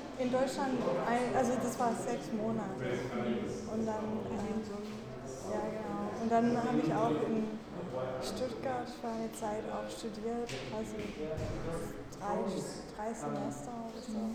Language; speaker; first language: German; early bilingual, heritage; English